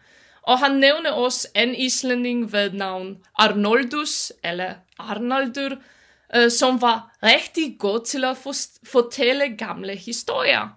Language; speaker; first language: Danish; non-native, fluent; Polish